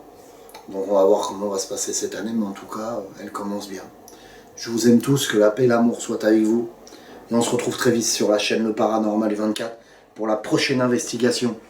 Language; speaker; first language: French; native; French